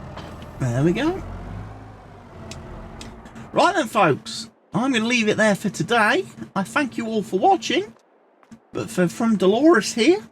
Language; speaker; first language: English; native; English